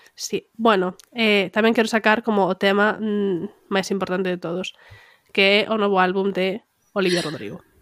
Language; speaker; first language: Galician; non-native, local second language; Spanish